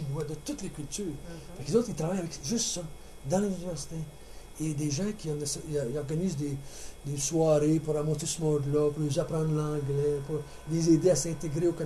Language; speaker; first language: French; native; French